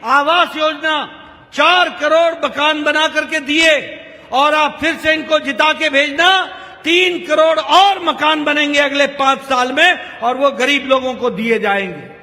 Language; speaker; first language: Hindi; native; Hindi